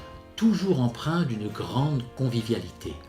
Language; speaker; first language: French; native; French